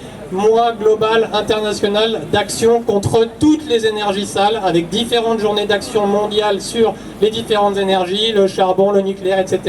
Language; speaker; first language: French; native; French